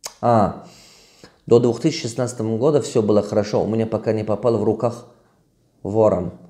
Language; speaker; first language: Russian; non-native, local second language; Tajik